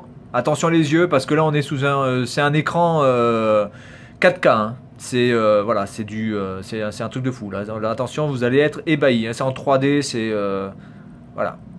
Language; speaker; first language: French; native; French